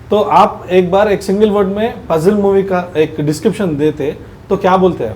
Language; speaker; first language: Hindi; non-native, local second language; Telugu